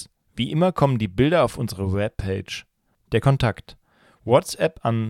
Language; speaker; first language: German; native; German